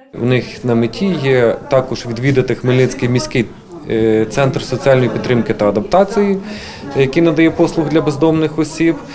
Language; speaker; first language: Ukrainian; native; Ukrainian